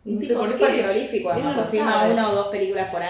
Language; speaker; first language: Spanish; native; Spanish